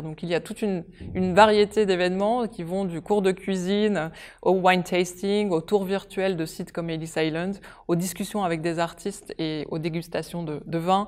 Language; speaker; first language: French; native; French